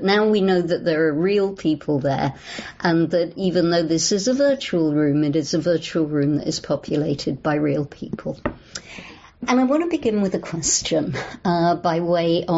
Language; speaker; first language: English; native; English